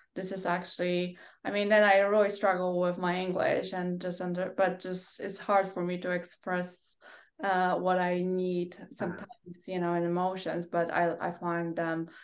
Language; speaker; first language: English; non-native, fluent; Polish